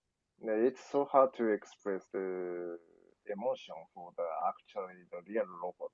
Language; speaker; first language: English; non-native, learner; Japanese